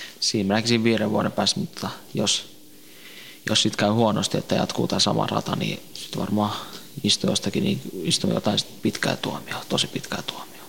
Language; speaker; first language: Finnish; early bilingual, other home language; Central Kurdish